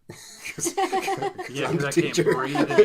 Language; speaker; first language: English; native; English